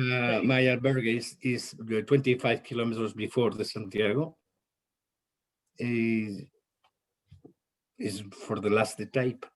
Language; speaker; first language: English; non-native, learner; Spanish